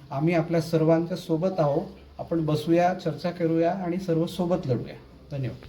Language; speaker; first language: Marathi; non-native, local second language; Lambadi